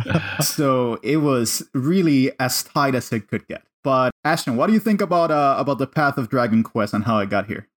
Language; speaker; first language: English; non-native, fluent; Spanish